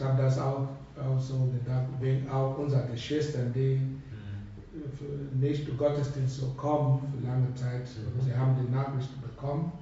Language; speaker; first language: German; non-native, fluent; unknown